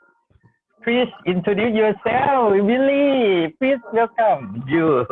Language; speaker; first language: English; non-native, learner; Thai